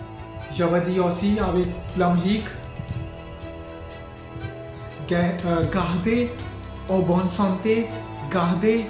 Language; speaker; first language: French; non-native, learner; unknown